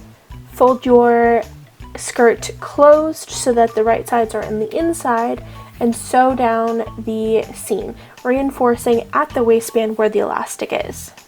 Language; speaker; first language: English; native; English